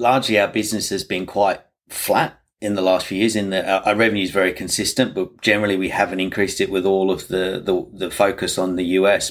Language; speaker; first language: English; native; English